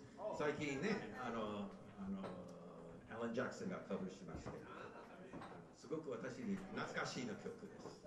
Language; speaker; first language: Japanese; non-native, fluent; English